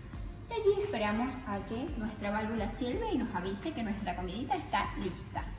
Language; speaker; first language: Spanish; native; Spanish